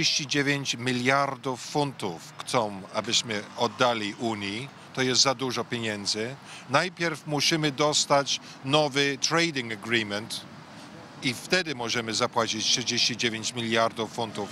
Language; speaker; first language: Polish; early bilingual, heritage; English